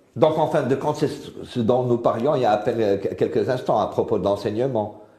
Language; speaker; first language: French; non-native, local second language; Arabic